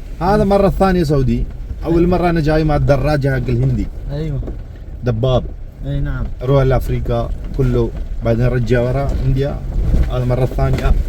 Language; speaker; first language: Arabic; non-native, learner; Malayalam